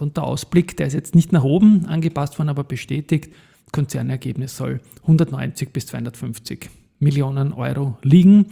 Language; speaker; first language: German; native; German